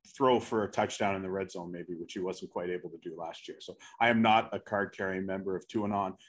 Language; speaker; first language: English; native; English